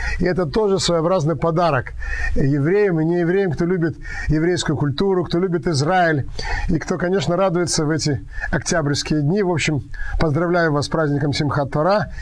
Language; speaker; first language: Russian; native; Russian